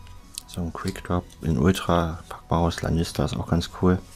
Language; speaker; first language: German; native; German